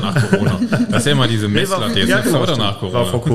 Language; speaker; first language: German; native; German